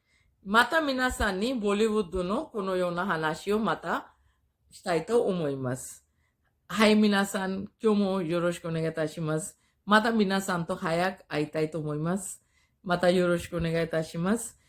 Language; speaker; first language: Japanese; non-native, fluent; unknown